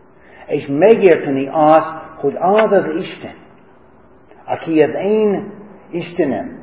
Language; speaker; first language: Hungarian; non-native, fluent; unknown